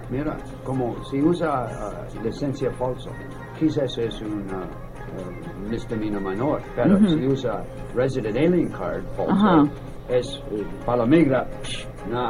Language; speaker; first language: Spanish; non-native, learner; English